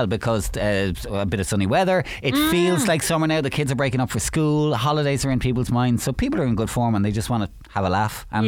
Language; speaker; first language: English; native; English